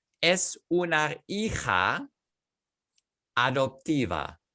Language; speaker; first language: Spanish; non-native, fluent; English